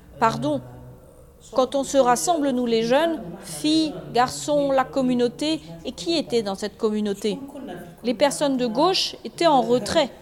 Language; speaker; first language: French; non-native, local second language; Arabic